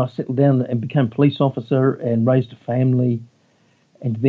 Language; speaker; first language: English; native; English